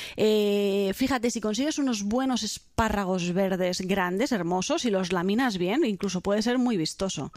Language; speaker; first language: Spanish; native; Spanish